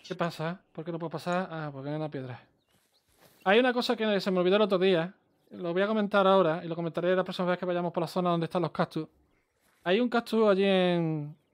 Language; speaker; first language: Spanish; native; Spanish